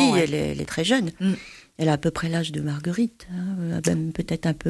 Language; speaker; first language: French; native; French